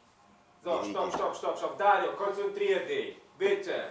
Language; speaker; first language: German; native; German